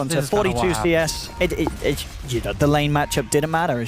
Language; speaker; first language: English; native; English